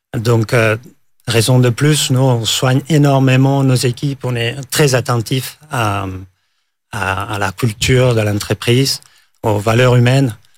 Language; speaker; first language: French; non-native, fluent; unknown